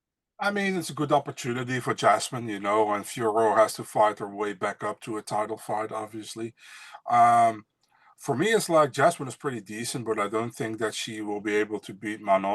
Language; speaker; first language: English; non-native, fluent; Dutch